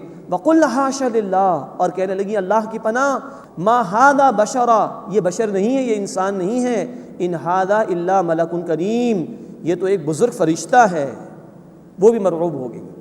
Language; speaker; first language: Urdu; native; Urdu